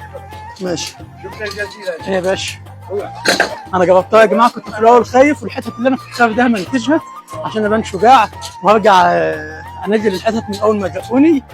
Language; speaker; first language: Arabic; native; Arabic